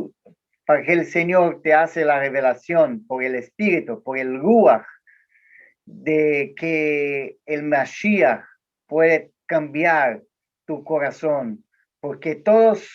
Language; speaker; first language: Spanish; non-native, learner; Portuguese